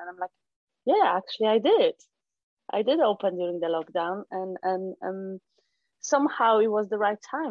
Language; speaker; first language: English; non-native, fluent; Polish